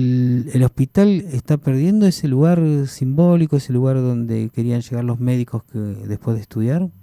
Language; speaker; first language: Spanish; native; Spanish